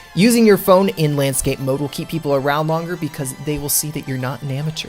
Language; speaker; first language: English; native; English